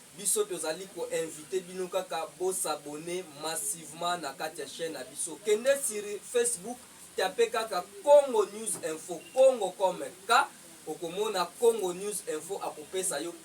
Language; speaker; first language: Lingala; non-native, local second language; Kongo